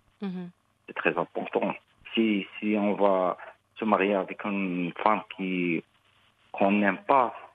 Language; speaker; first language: French; non-native, local second language; Arabic